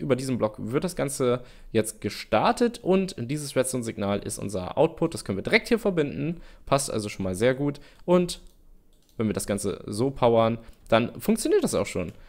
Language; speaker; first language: German; native; German